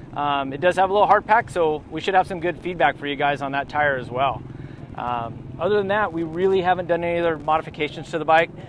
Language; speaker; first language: English; native; English